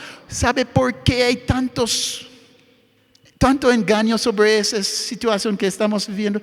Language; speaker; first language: Spanish; non-native, fluent; English